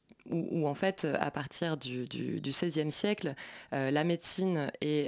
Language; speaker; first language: French; native; French